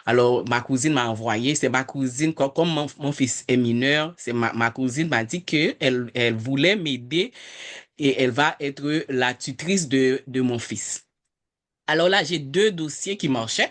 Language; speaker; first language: French; non-native, local second language; Haitian Creole